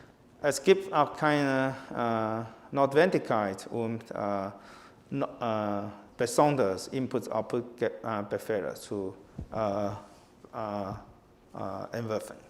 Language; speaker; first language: German; non-native, fluent; Chinese